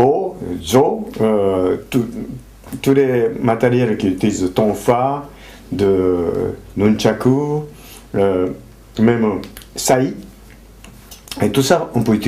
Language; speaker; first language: French; non-native, fluent; Japanese